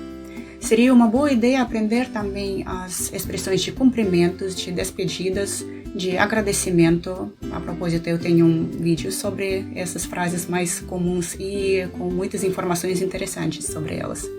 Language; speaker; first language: Portuguese; non-native, fluent; Russian